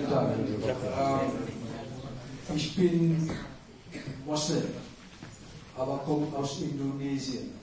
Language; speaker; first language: German; non-native, fluent; Indonesian